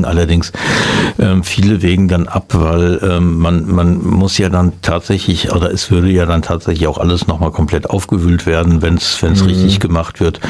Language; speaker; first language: German; native; German